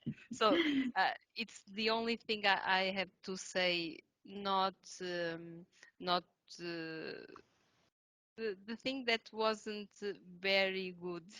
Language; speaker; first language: English; non-native, learner; Portuguese